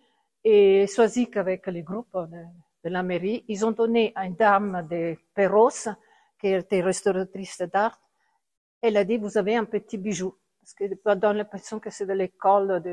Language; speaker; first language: French; non-native, fluent; Italian